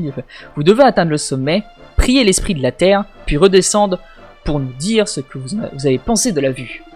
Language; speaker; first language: French; native; French